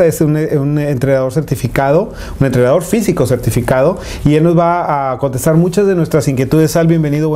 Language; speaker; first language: Spanish; native; Spanish